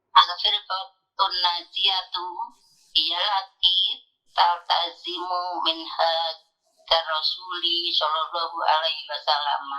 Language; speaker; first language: Arabic; non-native, learner; Indonesian